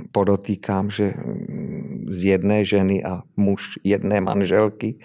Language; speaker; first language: Czech; native; Czech